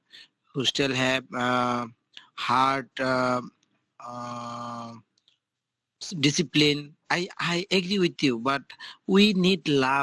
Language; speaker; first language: English; non-native, local second language; Bangla